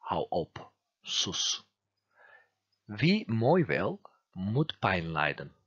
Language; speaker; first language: Dutch; non-native, fluent; Turkish